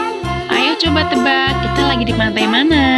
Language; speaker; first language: Indonesian; native; Indonesian